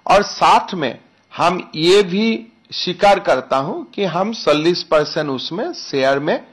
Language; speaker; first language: Hindi; non-native, local second language; Assamese